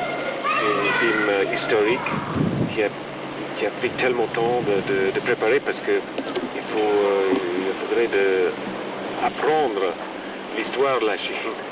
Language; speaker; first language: French; non-native, fluent; English